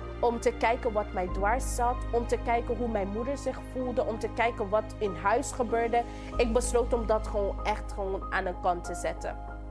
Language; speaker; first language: Dutch; non-native, local second language; English